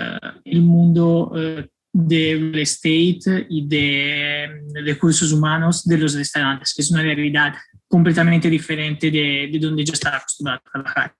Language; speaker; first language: Spanish; non-native, fluent; Italian